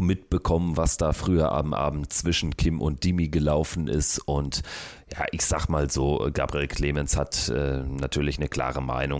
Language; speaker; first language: German; native; German